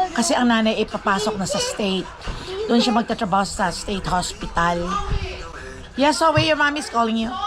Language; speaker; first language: Filipino; non-native, local second language; Cebuano